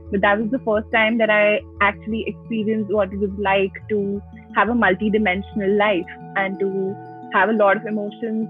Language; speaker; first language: English; non-native, local second language; Hindi